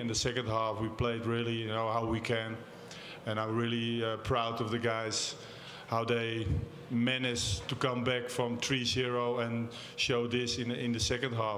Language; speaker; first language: English; non-native, fluent; Dutch